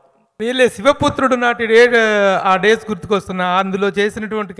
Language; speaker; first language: Telugu; native; Telugu